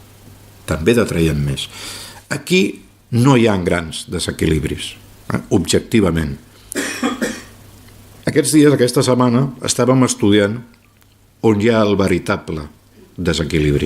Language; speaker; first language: Catalan; native; Catalan